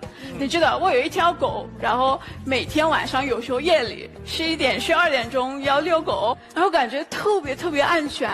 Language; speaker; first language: Chinese; non-native, fluent; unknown